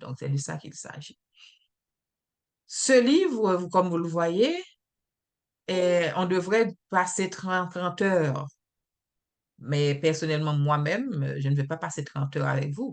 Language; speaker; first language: French; native; French